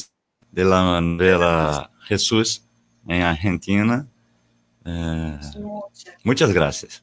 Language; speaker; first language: Spanish; non-native, learner; Portuguese